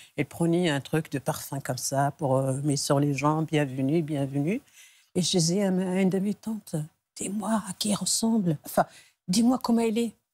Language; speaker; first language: French; non-native, local second language; Arabic